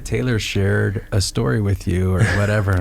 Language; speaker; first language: English; native; English